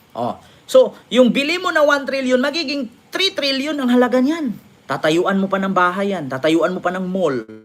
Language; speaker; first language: Filipino; native; Filipino